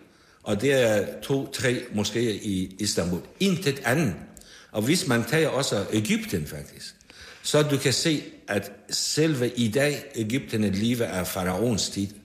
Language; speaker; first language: Danish; non-native, fluent; Persian